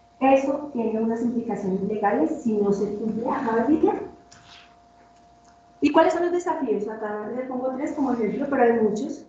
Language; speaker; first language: Spanish; native; Spanish